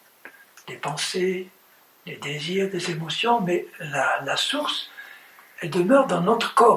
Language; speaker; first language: French; native; French